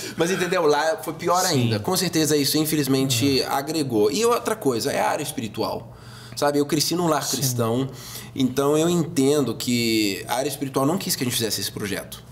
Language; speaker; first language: Portuguese; non-native, fluent; German